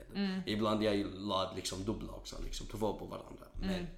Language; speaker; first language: Swedish; non-native, learner; Kurdish